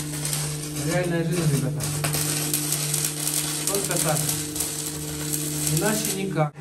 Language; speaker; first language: Russian; native; Russian